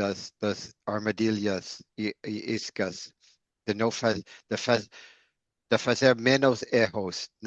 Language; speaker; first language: Portuguese; non-native, learner; English